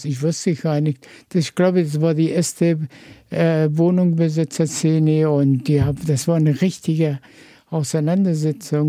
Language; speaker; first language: German; non-native, fluent; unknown